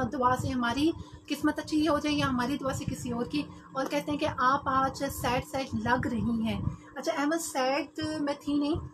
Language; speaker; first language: Urdu; non-native, local second language; Punjabi